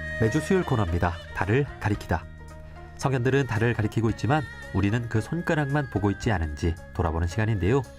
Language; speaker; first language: Korean; native; Korean